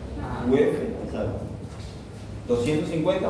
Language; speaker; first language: Spanish; native; Spanish